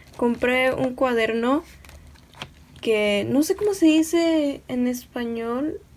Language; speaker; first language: Spanish; early bilingual, other home language; English